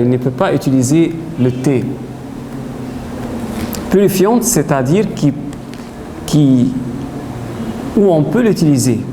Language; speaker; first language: French; non-native, fluent; Arabic